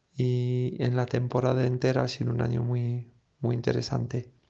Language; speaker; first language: Spanish; non-native, fluent; French